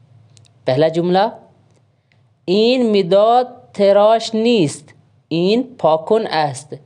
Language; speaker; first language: Persian; non-native, learner; Urdu